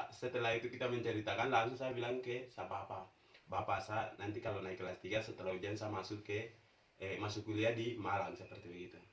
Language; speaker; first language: Indonesian; non-native, local second language; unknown